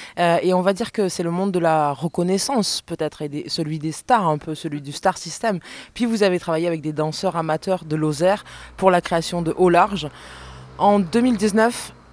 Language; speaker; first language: French; native; French